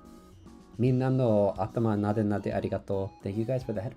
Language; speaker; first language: Japanese; non-native, learner; English